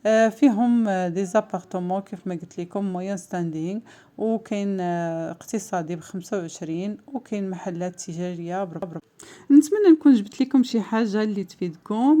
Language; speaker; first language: Arabic; native; Arabic